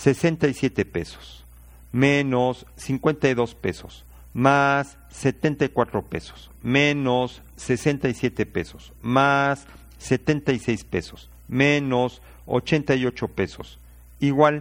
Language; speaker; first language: Spanish; native; Spanish